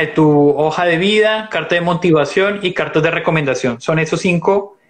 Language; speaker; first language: Spanish; native; Spanish